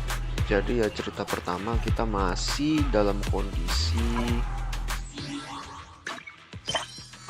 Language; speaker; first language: Indonesian; native; Indonesian